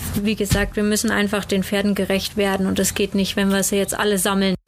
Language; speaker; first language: German; native; German